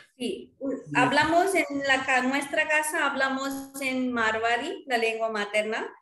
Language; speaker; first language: Spanish; non-native, fluent; Marwari